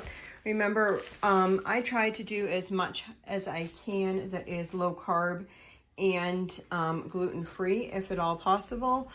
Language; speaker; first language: English; native; English